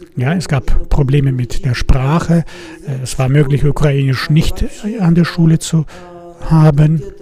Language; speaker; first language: German; non-native, fluent; Russian